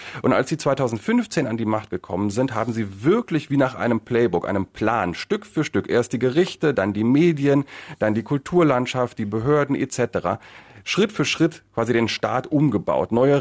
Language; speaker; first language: German; native; German